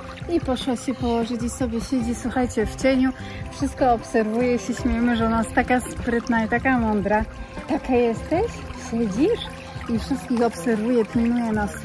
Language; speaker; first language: Polish; native; Polish